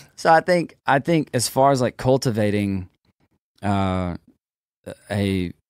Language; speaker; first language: English; native; English